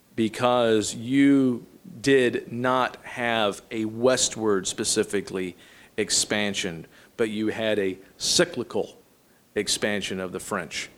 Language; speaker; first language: English; native; English